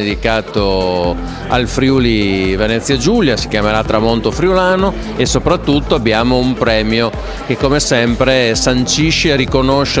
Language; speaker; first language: Italian; native; Italian